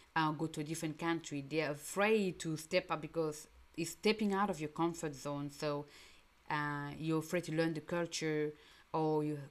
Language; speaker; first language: English; non-native, local second language; French